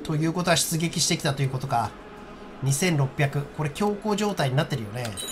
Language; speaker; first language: Japanese; native; Japanese